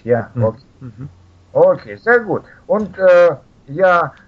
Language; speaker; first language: German; non-native, fluent; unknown